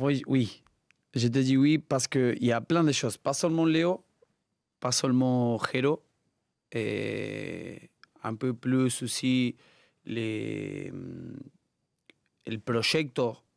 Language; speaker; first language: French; non-native, learner; Spanish